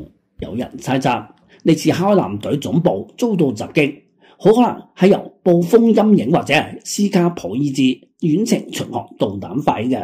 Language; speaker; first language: Chinese; non-native, local second language; Cantonese